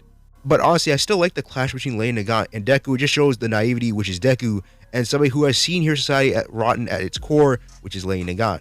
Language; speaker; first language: English; native; English